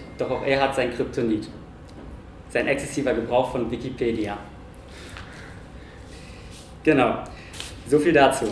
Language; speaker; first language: German; native; German